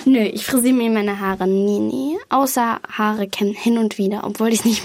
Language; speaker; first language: German; native; German